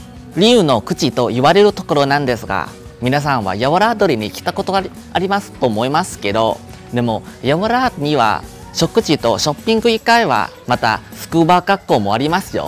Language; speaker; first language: Japanese; non-native, learner; Thai